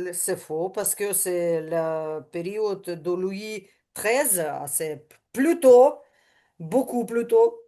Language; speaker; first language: French; non-native, learner; Ukrainian